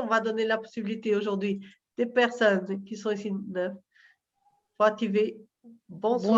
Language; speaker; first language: French; non-native, fluent; Portuguese